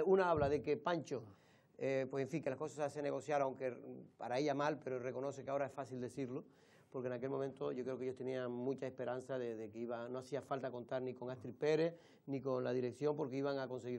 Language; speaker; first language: Spanish; native; Spanish